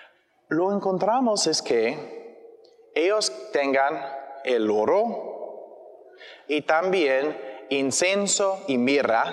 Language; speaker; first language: Spanish; non-native, learner; English